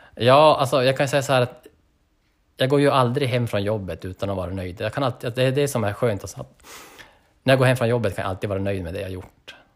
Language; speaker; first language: Swedish; native; Swedish